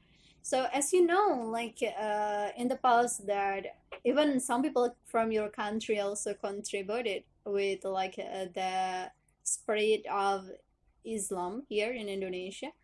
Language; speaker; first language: English; non-native, learner; Indonesian